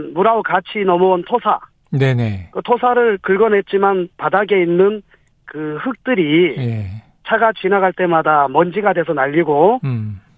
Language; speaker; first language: Korean; native; Korean